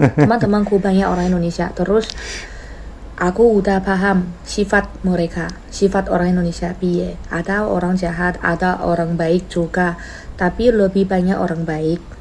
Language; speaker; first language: Indonesian; non-native, learner; Chinese